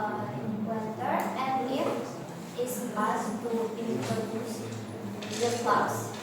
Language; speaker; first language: English; non-native, learner; Indonesian